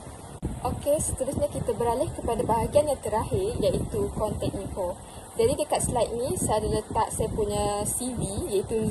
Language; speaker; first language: Malay; native; Malay